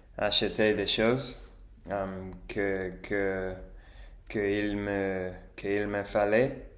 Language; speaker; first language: French; non-native, learner; English